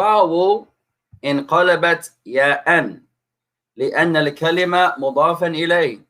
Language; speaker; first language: Arabic; non-native, fluent; English